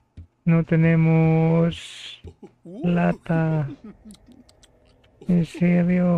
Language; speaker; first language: Spanish; non-native, fluent; Filipino